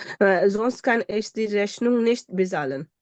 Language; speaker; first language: German; non-native, learner; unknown